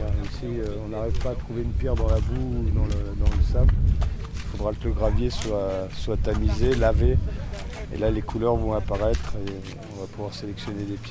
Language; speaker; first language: French; native; French